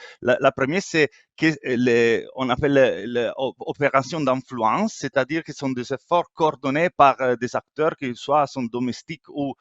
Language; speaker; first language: French; non-native, fluent; Italian